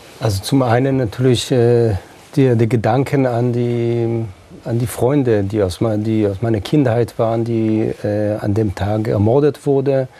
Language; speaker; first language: German; non-native, fluent; Hebrew